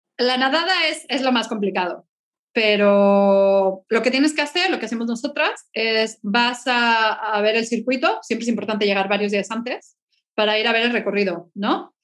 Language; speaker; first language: Spanish; native; Spanish